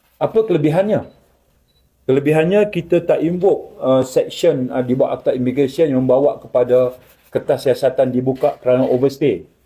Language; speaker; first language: Malay; native; Malay